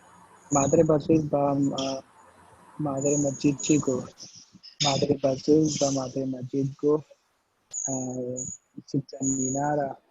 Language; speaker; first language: Persian; non-native, learner; Urdu